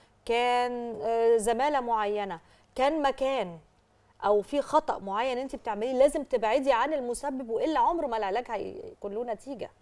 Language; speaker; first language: Arabic; native; Arabic